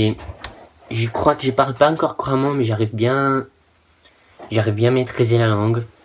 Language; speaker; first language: French; non-native, learner; Portuguese